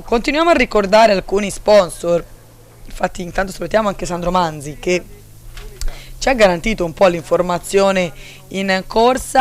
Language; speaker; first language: Italian; native; Italian